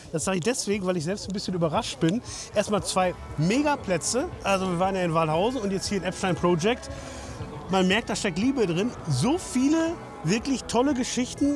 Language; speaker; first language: German; native; German